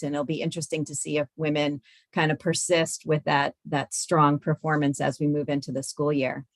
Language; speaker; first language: English; native; English